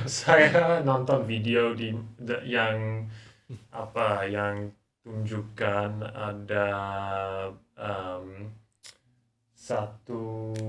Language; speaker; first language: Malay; non-native, learner; English